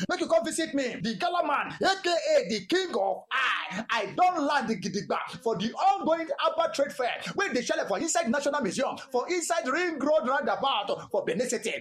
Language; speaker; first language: Nigerian Pidgin; non-native, local second language; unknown